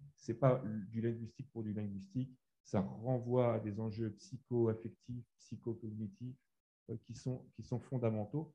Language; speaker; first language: French; native; French